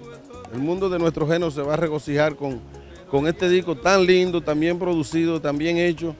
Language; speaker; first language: Spanish; native; Spanish